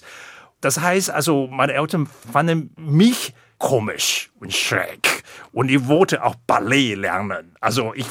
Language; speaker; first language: German; non-native, fluent; Chinese